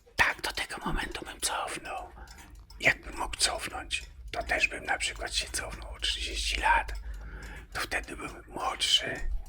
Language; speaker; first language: Polish; native; Polish